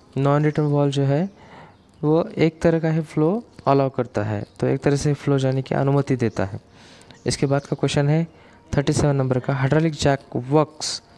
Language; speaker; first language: Hindi; non-native, local second language; Marathi